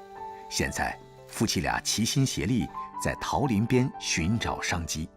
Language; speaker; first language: Chinese; native; Chinese